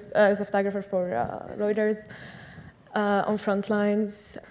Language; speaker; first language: English; non-native, fluent; Arabic